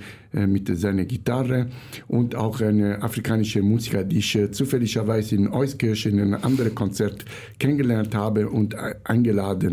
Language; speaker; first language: German; non-native, fluent; Italian